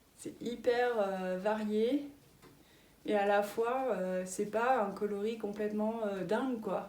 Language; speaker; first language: French; native; French